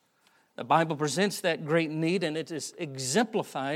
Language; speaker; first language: English; native; English